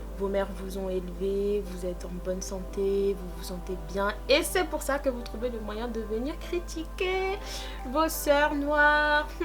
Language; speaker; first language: French; native; French